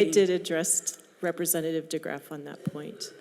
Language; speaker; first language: English; native; English